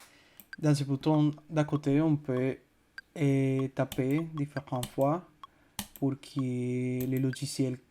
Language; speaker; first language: French; non-native, fluent; Spanish